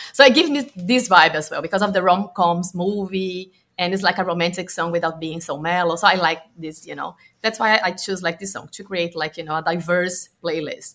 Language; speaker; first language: English; non-native, fluent; Portuguese